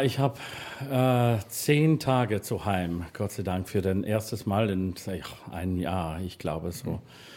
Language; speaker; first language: German; non-native, learner; English